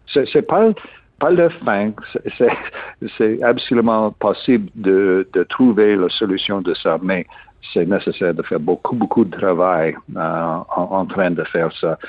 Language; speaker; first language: French; non-native, learner; English